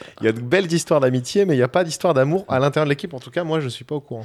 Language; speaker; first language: French; native; French